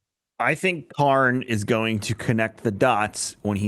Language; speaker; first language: English; native; English